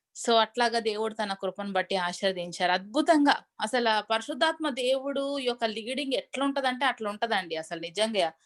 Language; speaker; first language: Telugu; native; Telugu